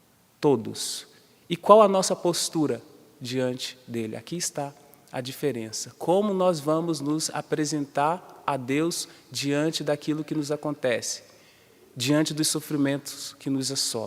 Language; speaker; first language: Portuguese; native; Portuguese